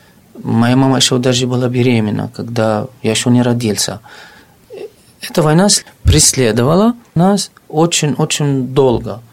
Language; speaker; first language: Russian; non-native, fluent; Arabic